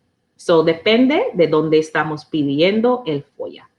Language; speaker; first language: Spanish; non-native, learner; English